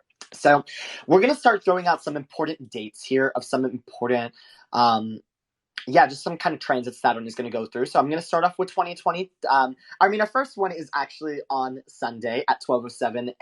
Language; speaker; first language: English; native; English